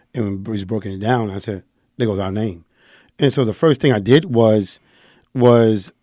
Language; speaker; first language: English; native; English